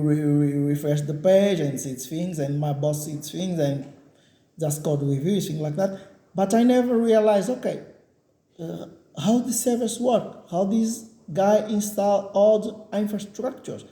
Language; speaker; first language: English; non-native, learner; Portuguese